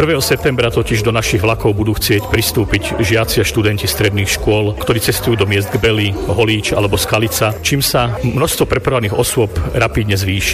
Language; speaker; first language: Slovak; native; Slovak